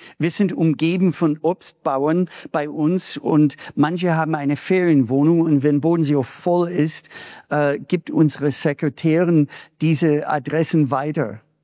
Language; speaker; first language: German; non-native, fluent; English